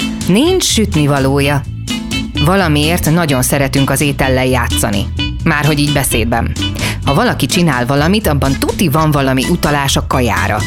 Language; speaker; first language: Hungarian; native; Hungarian